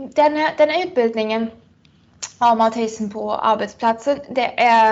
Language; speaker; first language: Swedish; non-native, fluent; German